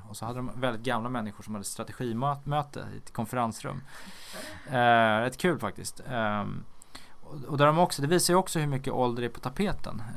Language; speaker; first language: Swedish; native; Swedish